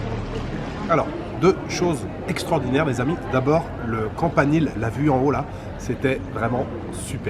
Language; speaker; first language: French; native; French